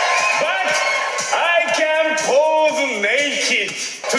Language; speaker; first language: English; non-native, learner; Japanese